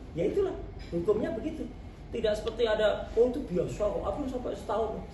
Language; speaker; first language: Indonesian; non-native, local second language; Javanese